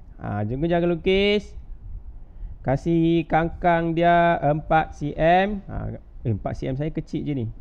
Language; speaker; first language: Malay; native; Malay